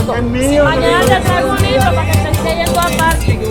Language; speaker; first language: Spanish; native; Spanish